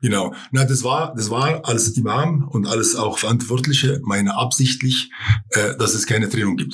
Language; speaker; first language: German; non-native, fluent; Arabic